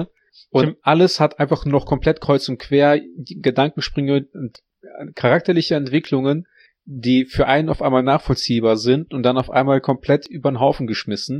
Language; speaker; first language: German; native; German